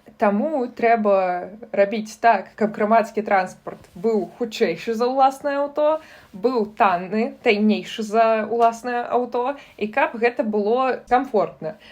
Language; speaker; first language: Belarusian; non-native, local second language; Russian